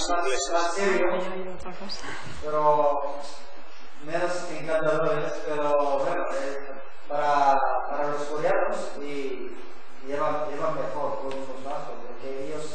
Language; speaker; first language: Spanish; non-native, learner; Korean